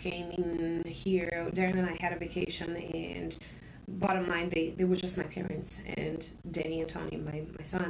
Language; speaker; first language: English; non-native, fluent; Portuguese